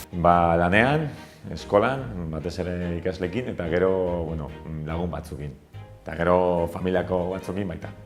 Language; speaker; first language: Basque; non-native, local second language; Spanish